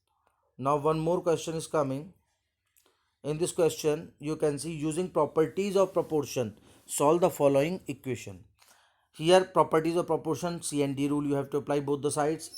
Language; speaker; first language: English; non-native, local second language; Hindi